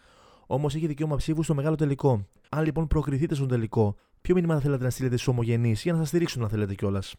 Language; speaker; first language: Greek; native; Greek